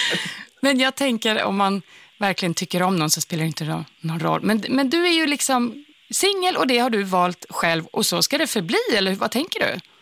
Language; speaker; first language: Swedish; native; Swedish